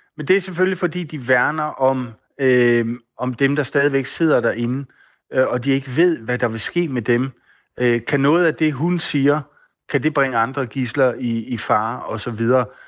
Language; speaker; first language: Danish; native; Danish